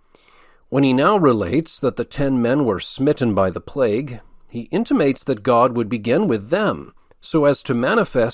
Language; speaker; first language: English; native; English